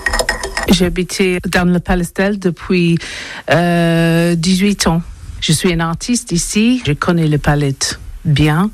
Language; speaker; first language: French; non-native, learner; English